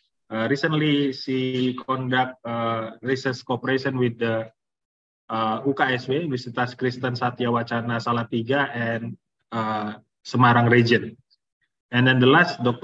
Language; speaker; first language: English; non-native, fluent; Indonesian